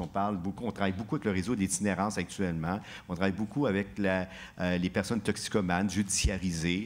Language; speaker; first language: French; native; French